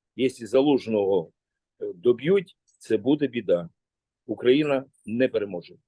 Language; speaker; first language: Ukrainian; native; Ukrainian